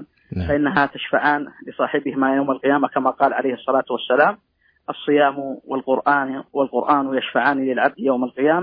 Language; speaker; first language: Arabic; native; Arabic